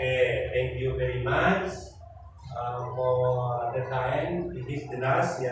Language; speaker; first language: English; non-native, learner; Indonesian